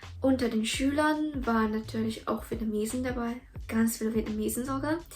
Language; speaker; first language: German; early bilingual, other home language; Vietnamese